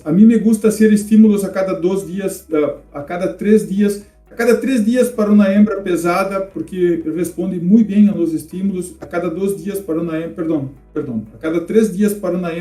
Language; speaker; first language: Spanish; non-native, fluent; Portuguese